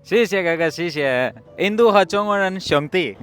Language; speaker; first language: Chinese; non-native, learner; Hindi